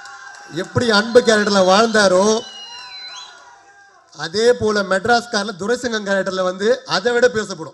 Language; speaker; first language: Tamil; native; Tamil